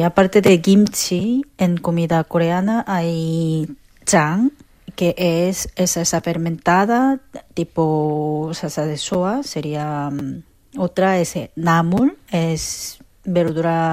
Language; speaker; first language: Spanish; non-native, fluent; Korean